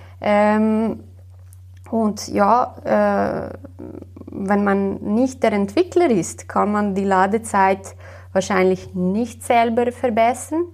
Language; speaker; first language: German; non-native, fluent; Slovenian